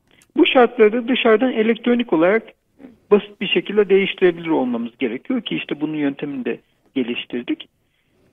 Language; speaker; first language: Turkish; native; Turkish